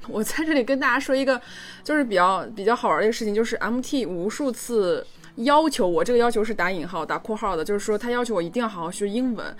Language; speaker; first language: Chinese; native; Chinese